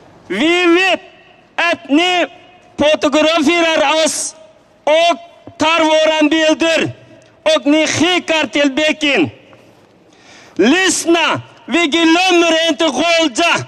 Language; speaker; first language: Swedish; non-native, learner; Uyghur